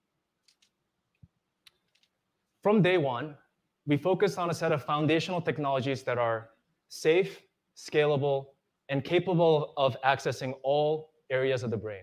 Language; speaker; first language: English; non-native, fluent; Korean